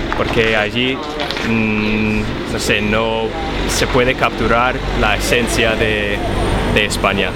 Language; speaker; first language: Spanish; non-native, fluent; English